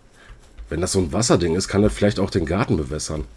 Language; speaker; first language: German; native; German